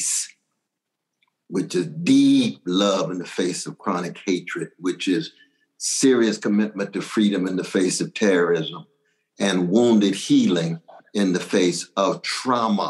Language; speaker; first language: English; native; English